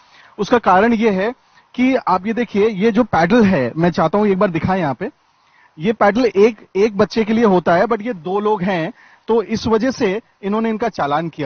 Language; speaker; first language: Hindi; native; Hindi